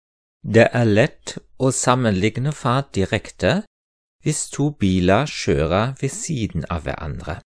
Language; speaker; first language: Norwegian; non-native, fluent; German